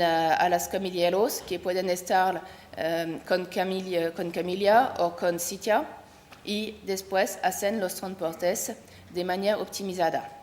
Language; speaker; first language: Spanish; non-native, learner; French